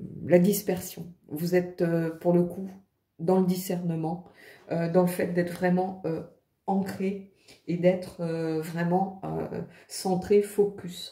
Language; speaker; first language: French; native; French